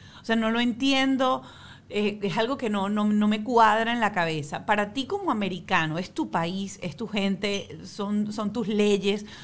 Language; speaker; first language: Spanish; native; Spanish